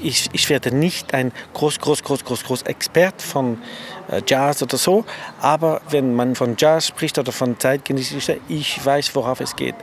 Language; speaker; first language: German; non-native, fluent; French